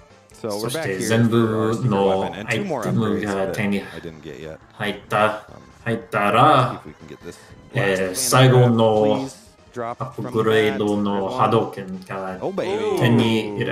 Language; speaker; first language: Japanese; non-native, learner; English